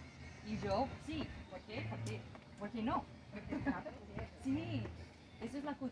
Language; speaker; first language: Spanish; non-native, learner; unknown